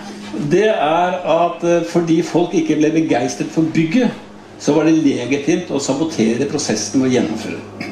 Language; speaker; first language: Norwegian; native; Norwegian